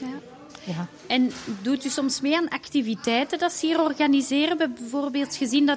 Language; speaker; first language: Dutch; native; Dutch